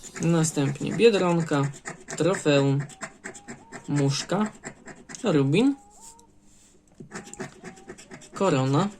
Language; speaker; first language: Polish; native; Polish